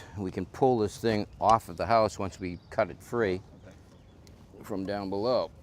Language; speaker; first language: English; native; English